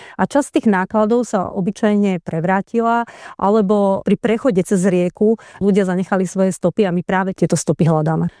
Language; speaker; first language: Slovak; native; Slovak